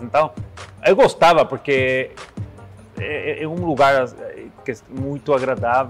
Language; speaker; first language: Portuguese; non-native, learner; Spanish